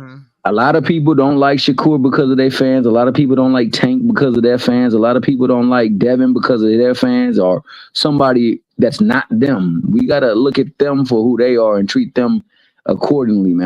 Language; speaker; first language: English; native; English